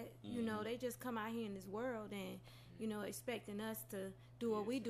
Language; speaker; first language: English; native; English